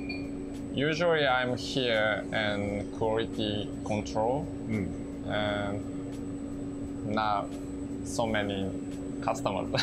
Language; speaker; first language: English; non-native, learner; Japanese